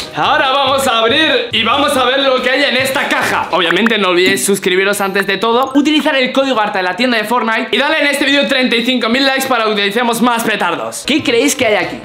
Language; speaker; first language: Spanish; native; Spanish